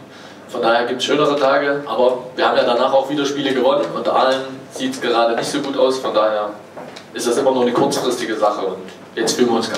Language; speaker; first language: German; native; German